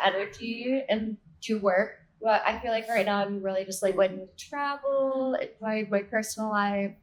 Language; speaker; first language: English; non-native, fluent; Japanese